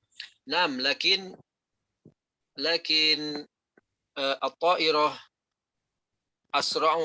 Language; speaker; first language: Arabic; non-native, learner; Indonesian